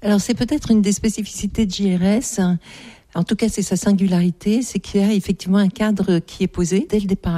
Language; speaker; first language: French; native; French